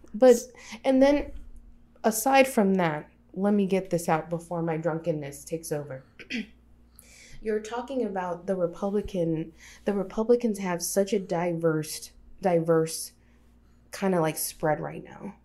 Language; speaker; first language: English; early bilingual, other home language; Spanish